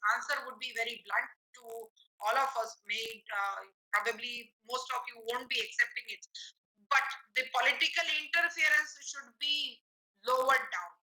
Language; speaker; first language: English; non-native, local second language; Marathi